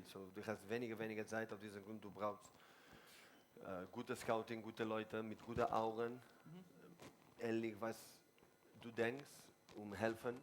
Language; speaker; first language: German; non-native, learner; Spanish